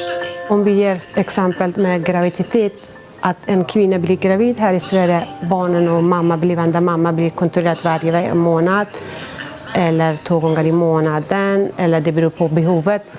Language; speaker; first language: Swedish; non-native, fluent; Persian